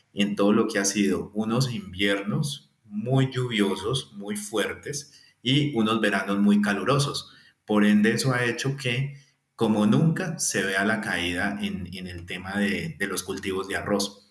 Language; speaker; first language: Spanish; native; Spanish